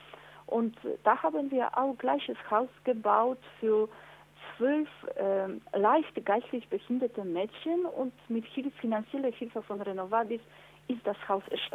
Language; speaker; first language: German; non-native, fluent; Polish